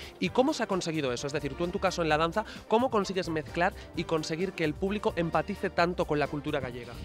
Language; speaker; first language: Spanish; native; Spanish